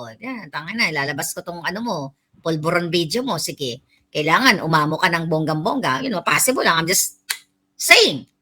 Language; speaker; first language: Filipino; non-native, local second language; Cebuano